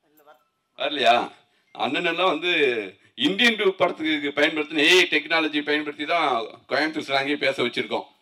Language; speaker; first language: Tamil; native; Tamil